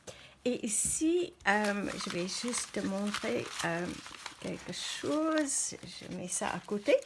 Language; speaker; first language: French; non-native, fluent; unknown